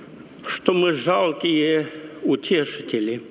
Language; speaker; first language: Russian; non-native, local second language; Romanian